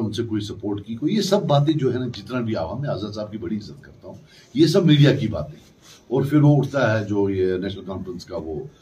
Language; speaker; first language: Urdu; non-native, local second language; Kashmiri